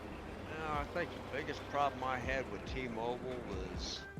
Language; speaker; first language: English; native; English